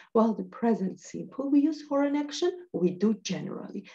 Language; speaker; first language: English; non-native, fluent; Georgian